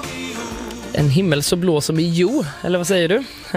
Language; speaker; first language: Swedish; native; Swedish